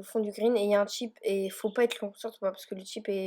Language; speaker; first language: French; native; French